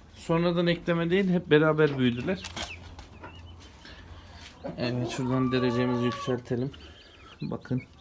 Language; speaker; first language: Turkish; native; Turkish